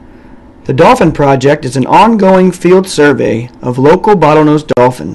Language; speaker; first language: English; native; English